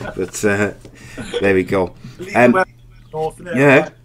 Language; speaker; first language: English; native; English